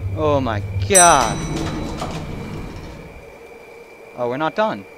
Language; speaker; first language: English; native; English